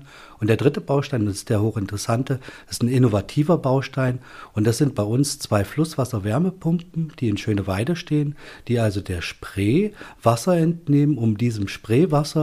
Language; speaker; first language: German; native; German